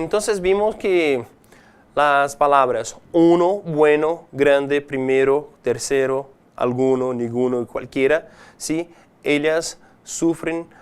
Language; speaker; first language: Spanish; non-native, fluent; Portuguese